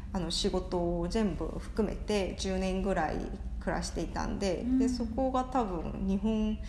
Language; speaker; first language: Japanese; non-native, fluent; Korean